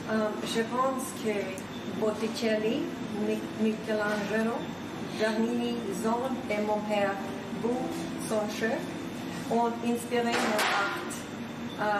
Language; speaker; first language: French; non-native, fluent; Swedish